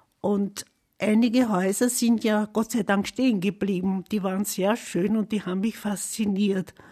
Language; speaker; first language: German; native; German